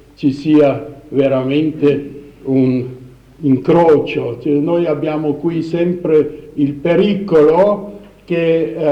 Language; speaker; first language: Italian; non-native, fluent; German